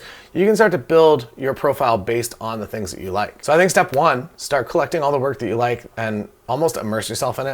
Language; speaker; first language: English; native; English